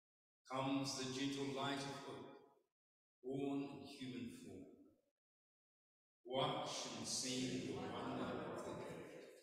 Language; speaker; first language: English; native; English